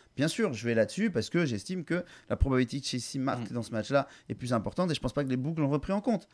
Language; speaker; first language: French; native; French